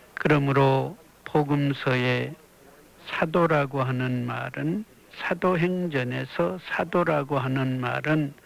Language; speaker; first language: Korean; native; Korean